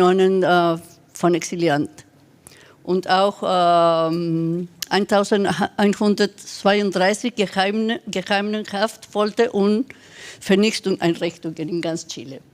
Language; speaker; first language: German; non-native, fluent; Spanish